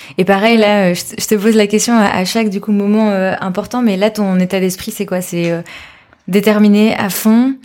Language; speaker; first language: French; native; French